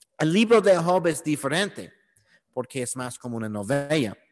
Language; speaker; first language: Spanish; non-native, learner; English